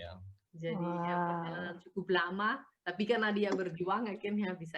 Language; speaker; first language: Indonesian; non-native, fluent; Dutch